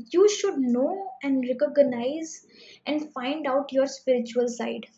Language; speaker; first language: English; non-native, local second language; Hindi